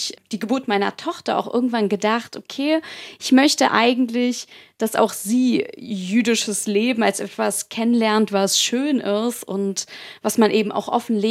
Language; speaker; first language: German; native; German